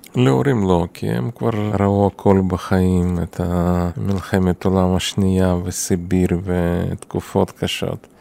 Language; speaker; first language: Hebrew; non-native, fluent; Yiddish